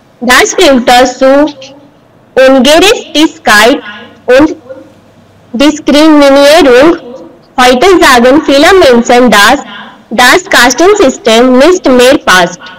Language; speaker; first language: German; non-native, learner; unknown